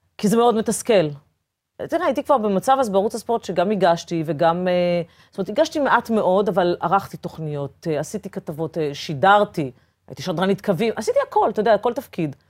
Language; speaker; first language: Hebrew; early bilingual, other home language; Portuguese